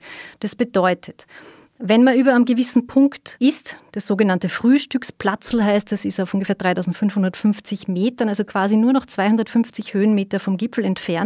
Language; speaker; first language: German; native; German